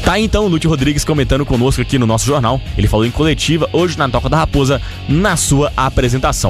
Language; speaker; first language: Portuguese; native; Portuguese